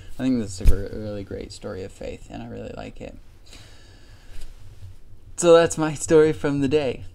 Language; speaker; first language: English; native; English